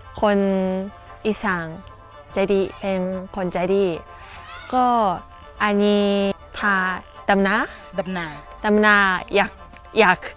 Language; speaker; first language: Thai; non-native, learner; Japanese